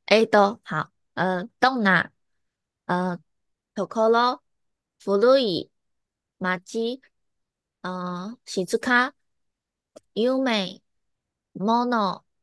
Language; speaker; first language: Japanese; non-native, learner; Chinese